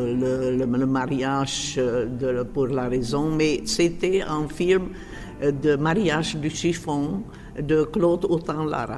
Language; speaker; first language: French; non-native, fluent; Czech